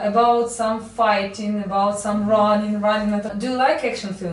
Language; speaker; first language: English; non-native, fluent; Russian